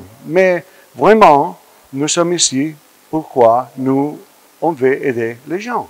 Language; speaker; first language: French; non-native, fluent; Spanish